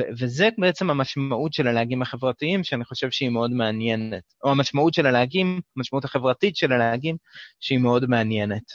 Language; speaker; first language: Hebrew; native; Hebrew